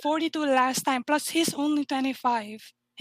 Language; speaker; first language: English; non-native, local second language; Filipino